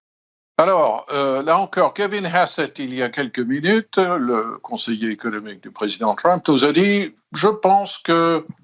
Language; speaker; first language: French; native; French